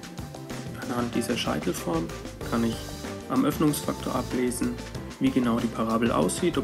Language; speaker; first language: German; native; German